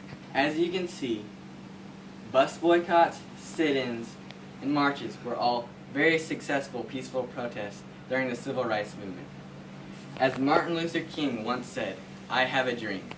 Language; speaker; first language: English; native; English